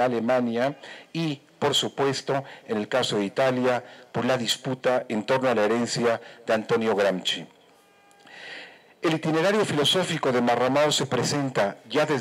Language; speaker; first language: Spanish; native; Spanish